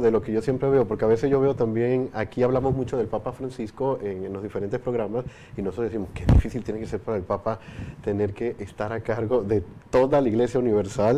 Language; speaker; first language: Spanish; native; Spanish